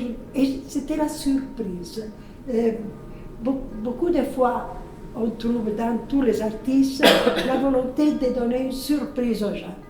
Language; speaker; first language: French; non-native, fluent; Italian